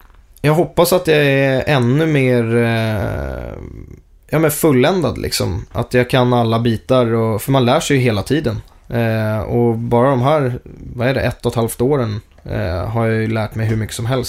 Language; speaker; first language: Swedish; native; Swedish